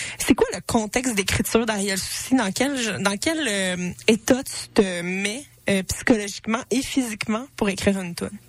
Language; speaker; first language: French; native; French